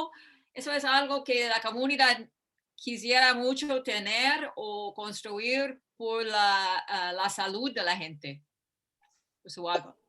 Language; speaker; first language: Spanish; non-native, fluent; English